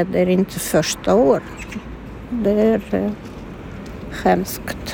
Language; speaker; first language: Swedish; non-native, learner; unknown